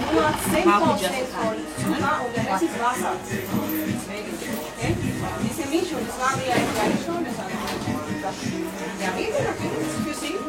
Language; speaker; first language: German; non-native, fluent; French